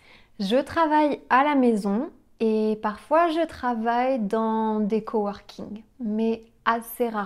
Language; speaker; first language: French; native; French